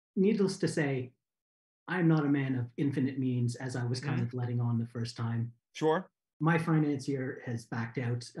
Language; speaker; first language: English; native; English